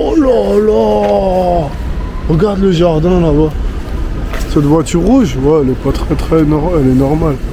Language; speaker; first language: French; native; French